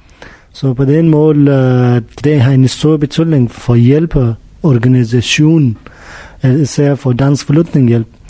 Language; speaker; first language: Danish; non-native, learner; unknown